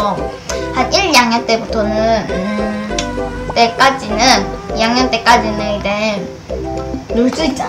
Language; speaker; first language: Korean; native; Korean